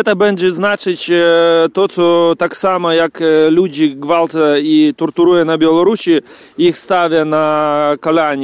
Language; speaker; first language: Polish; non-native, learner; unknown